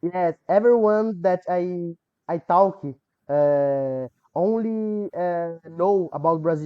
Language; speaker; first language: English; non-native, learner; Portuguese